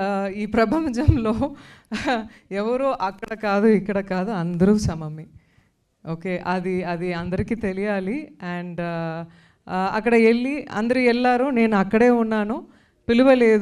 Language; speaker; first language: Telugu; non-native, learner; Tamil